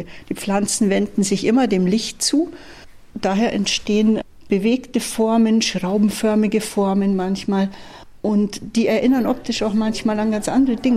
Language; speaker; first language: German; native; German